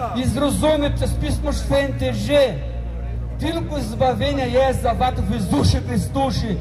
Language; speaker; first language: Polish; non-native, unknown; Portuguese